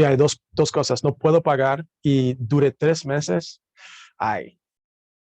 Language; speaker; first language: Spanish; non-native, learner; English